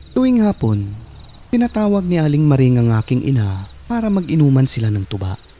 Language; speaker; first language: Filipino; non-native, local second language; Cebuano